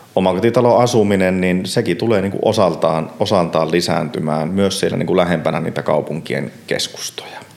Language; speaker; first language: Finnish; native; Finnish